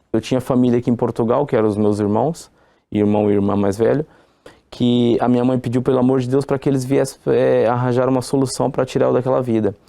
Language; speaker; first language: Portuguese; native; Portuguese